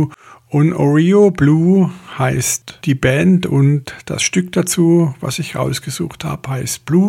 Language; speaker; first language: German; native; German